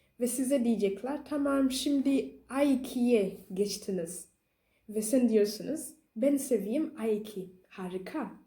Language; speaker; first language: Turkish; non-native, learner; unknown